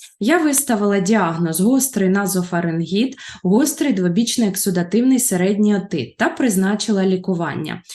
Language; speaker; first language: Ukrainian; native; Ukrainian